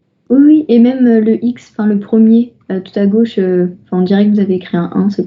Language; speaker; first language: French; native; French